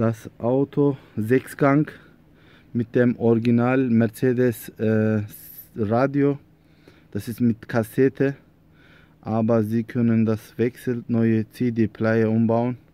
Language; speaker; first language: German; non-native, learner; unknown